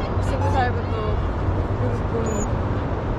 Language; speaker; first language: Korean; non-native, fluent; Japanese